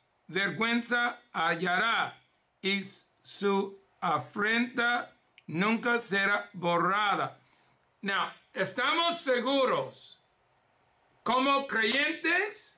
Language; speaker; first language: Spanish; early bilingual, heritage; English